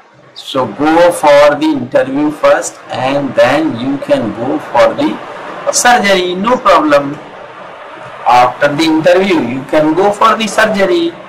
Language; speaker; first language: English; non-native, local second language; Hindi